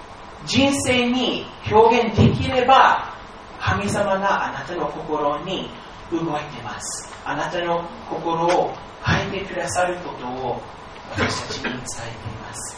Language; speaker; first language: Japanese; non-native, fluent; English